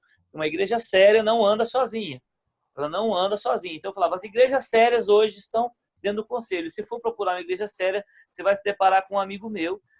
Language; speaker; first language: Portuguese; native; Portuguese